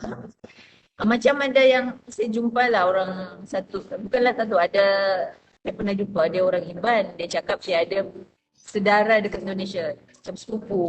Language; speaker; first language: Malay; non-native, local second language; Buginese